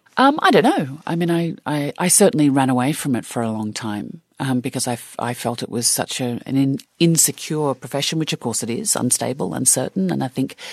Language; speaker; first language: English; native; English